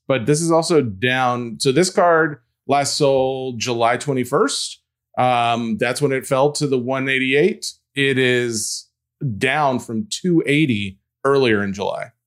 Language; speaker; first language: English; native; English